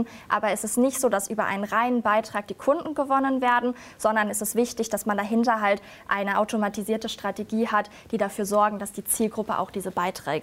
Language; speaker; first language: German; native; German